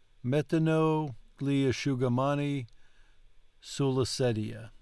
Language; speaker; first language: Italian; non-native, learner; English